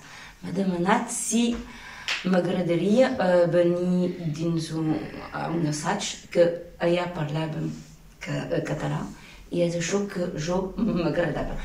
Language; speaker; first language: Catalan; non-native, local second language; French